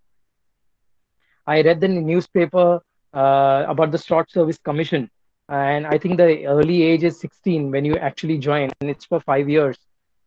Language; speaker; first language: English; non-native, local second language; Telugu